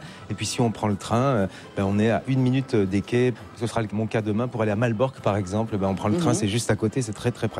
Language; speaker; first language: French; native; French